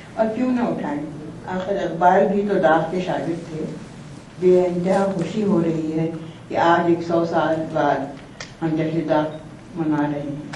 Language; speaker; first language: Urdu; native; Urdu